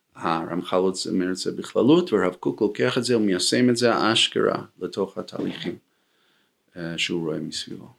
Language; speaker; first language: Hebrew; non-native, fluent; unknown